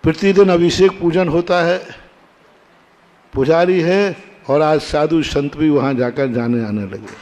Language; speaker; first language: Hindi; native; Hindi